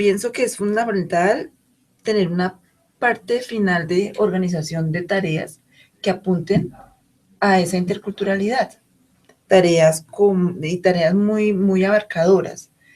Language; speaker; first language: Spanish; native; Spanish